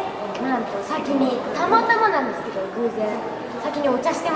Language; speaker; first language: Japanese; native; Japanese